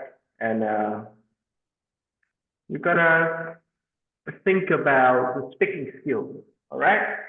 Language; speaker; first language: English; non-native, fluent; Vietnamese